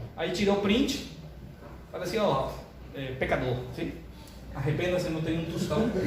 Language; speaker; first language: Portuguese; non-native, fluent; Spanish